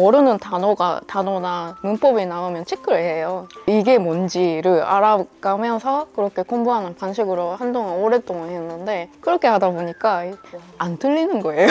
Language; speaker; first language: Korean; non-native, fluent; Japanese